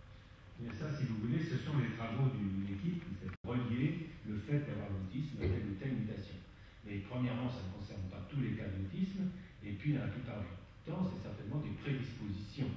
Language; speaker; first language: French; native; French